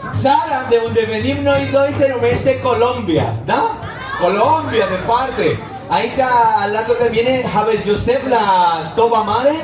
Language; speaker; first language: Romanian; non-native, fluent; Spanish